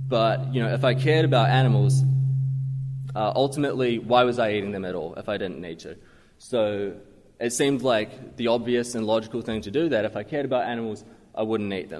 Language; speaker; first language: English; native; English